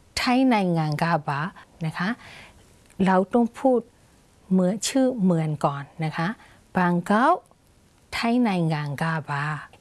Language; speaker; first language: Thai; native; Thai